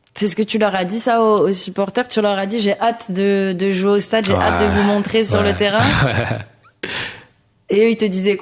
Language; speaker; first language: French; native; French